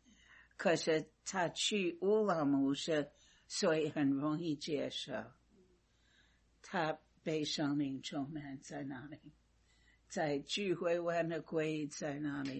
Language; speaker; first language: Chinese; non-native, fluent; English